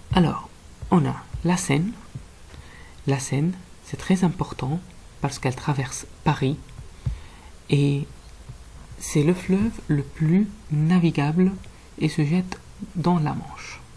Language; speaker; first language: French; non-native, fluent; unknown